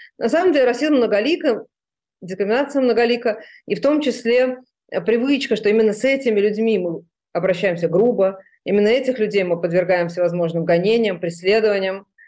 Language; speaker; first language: Russian; native; Russian